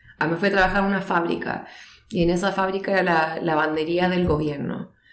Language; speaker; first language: Spanish; native; Spanish